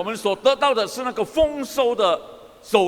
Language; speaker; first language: Chinese; early bilingual, heritage; Chinese